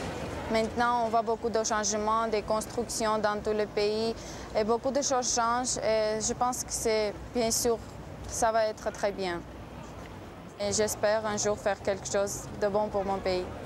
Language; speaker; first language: French; non-native, fluent; Armenian